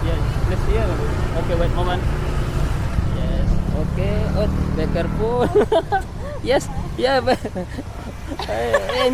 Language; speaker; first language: English; non-native, learner; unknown